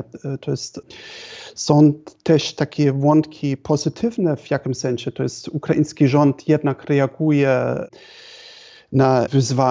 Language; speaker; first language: Polish; non-native, fluent; German